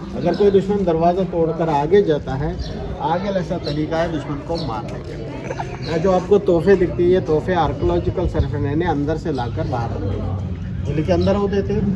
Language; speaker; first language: Hindi; non-native, local second language; Marathi